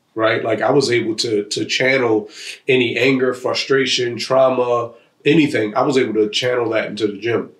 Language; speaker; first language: English; native; English